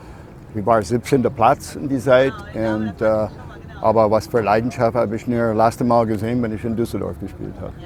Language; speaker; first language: German; non-native, fluent; English